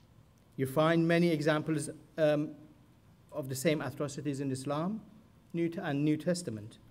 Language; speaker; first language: English; non-native, fluent; Persian